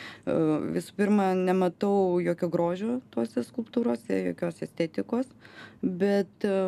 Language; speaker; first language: Lithuanian; non-native, local second language; Russian